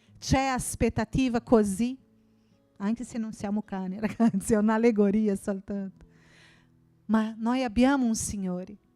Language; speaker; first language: Italian; non-native, fluent; Portuguese